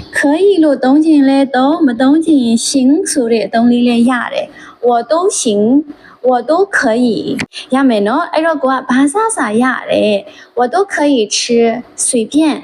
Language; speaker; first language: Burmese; native; Burmese